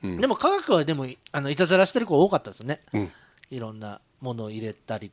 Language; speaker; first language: Japanese; native; Japanese